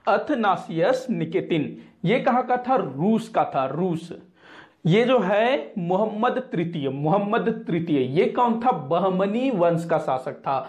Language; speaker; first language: Hindi; non-native, local second language; Marathi